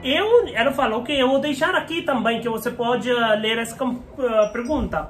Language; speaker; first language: Portuguese; non-native, learner; Hindi